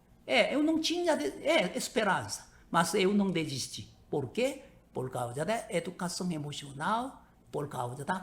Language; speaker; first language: Portuguese; non-native, learner; Korean